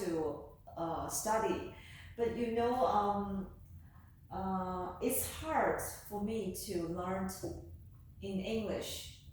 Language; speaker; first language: English; non-native, learner; Chinese